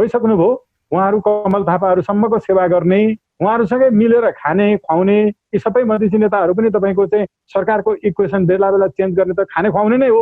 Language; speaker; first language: Nepali; native; Nepali